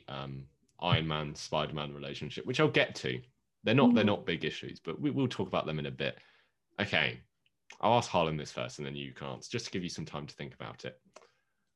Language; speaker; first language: English; native; English